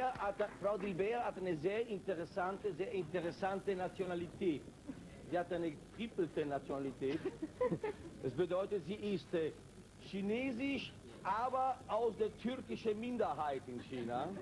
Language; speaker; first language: German; non-native, fluent; Italian